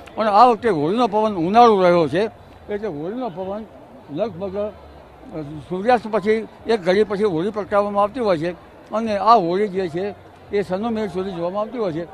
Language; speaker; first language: Gujarati; native; Gujarati